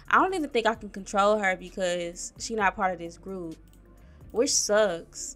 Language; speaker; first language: English; native; English